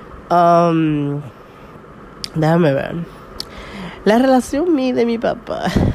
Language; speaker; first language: Spanish; early bilingual, heritage; Spanish